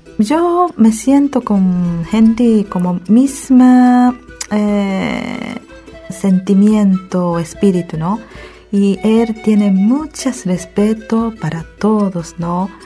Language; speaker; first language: Spanish; early bilingual, other home language; Japanese